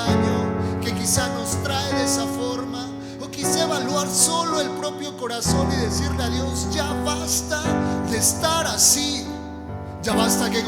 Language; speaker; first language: Spanish; native; Spanish